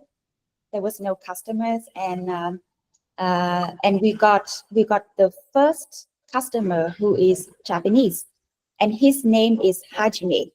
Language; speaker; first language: English; non-native, fluent; Vietnamese